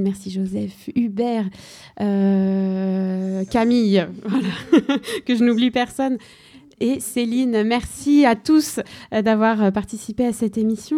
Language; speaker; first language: French; native; French